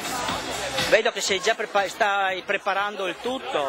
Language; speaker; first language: Italian; native; Italian